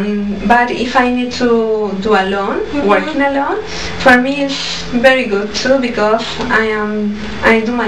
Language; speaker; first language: English; non-native, learner; Spanish